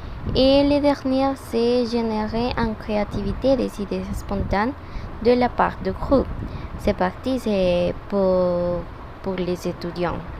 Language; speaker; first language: French; non-native, learner; Spanish